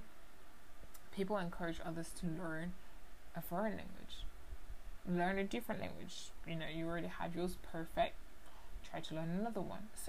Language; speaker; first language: English; non-native, fluent; Haitian Creole